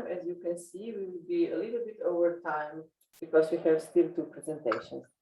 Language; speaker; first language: English; non-native, fluent; Slovenian